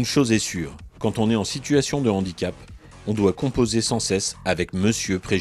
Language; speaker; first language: French; native; French